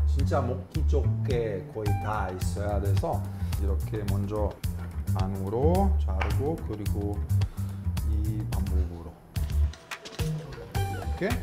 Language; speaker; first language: Korean; non-native, fluent; Italian